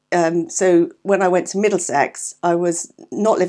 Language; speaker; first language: English; native; English